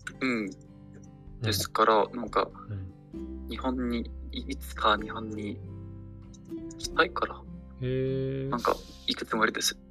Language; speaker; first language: Japanese; non-native, learner; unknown